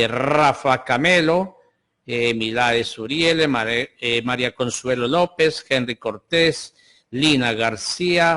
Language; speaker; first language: Spanish; native; Spanish